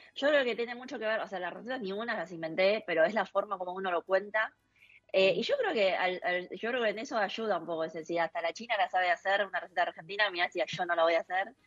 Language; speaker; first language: Spanish; early bilingual, other home language; Chinese